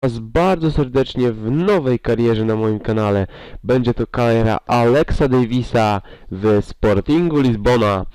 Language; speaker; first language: Polish; native; Polish